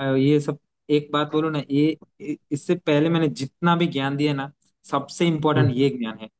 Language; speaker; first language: Hindi; non-native, local second language; Gujarati